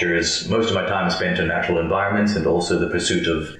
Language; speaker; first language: English; native; English